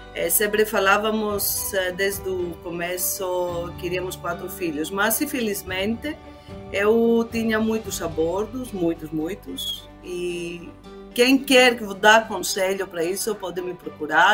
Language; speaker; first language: Portuguese; non-native, fluent; Greek